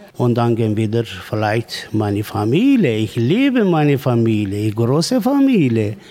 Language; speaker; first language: German; non-native, learner; Kurdish